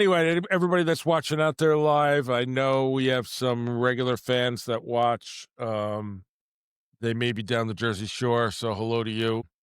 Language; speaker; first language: English; native; English